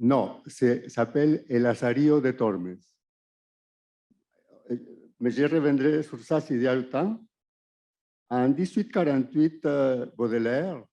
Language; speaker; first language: French; non-native, fluent; Spanish